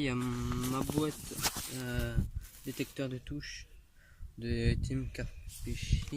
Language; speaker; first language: French; native; French